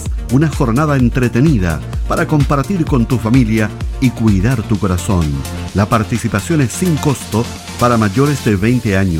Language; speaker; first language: Spanish; native; Spanish